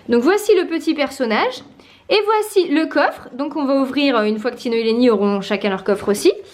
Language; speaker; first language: French; native; French